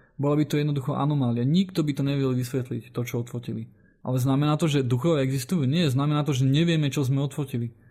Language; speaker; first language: Slovak; non-native, local second language; Hungarian